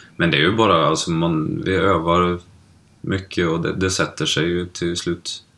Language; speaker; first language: Swedish; native; Swedish